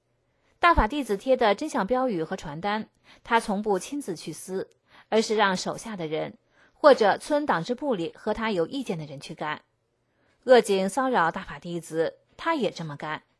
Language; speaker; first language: Chinese; native; Chinese